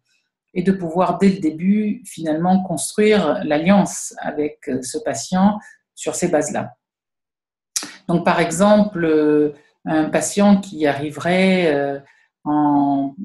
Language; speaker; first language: French; native; French